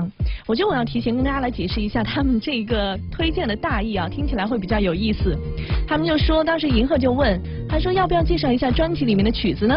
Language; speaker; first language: Chinese; native; Chinese